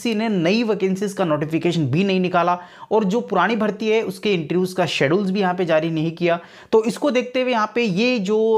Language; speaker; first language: Hindi; native; Hindi